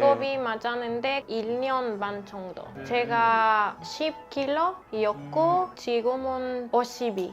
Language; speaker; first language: Korean; non-native, learner; Spanish